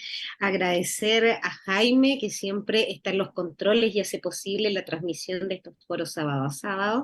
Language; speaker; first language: Spanish; native; Spanish